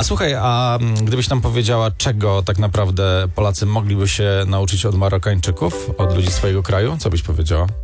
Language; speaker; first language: Polish; native; Polish